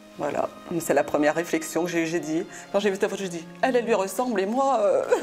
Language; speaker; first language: French; native; French